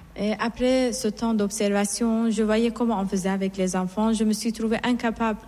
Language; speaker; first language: French; non-native, fluent; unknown